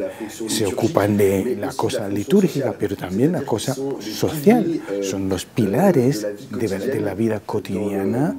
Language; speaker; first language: Spanish; non-native, fluent; French